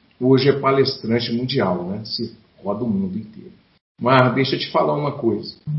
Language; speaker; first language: Portuguese; native; Portuguese